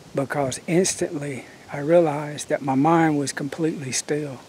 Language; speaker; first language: English; native; English